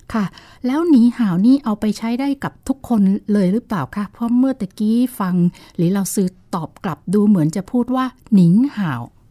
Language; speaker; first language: Thai; native; Thai